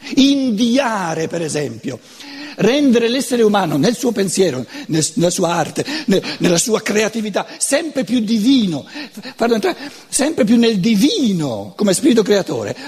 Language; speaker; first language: Italian; non-native, local second language; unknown